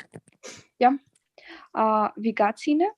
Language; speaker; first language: German; non-native, learner; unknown